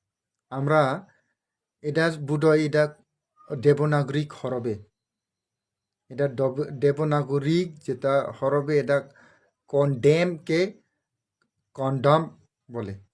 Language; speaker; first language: Bangla; non-native, local second language; Kok Borok